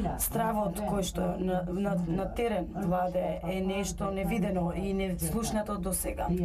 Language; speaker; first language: Macedonian; non-native, local second language; Albanian